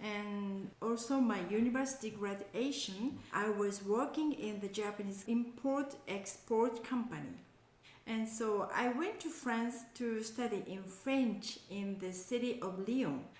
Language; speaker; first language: English; non-native, learner; Japanese